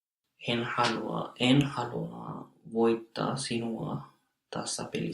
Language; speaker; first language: Finnish; non-native, learner; English